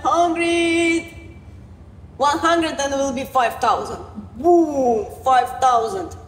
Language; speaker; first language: English; non-native, learner; Romanian